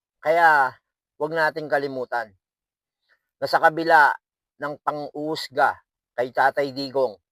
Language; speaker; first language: Filipino; native; Filipino